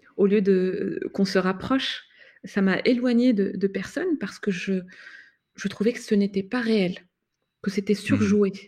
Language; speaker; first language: French; non-native, fluent; Arabic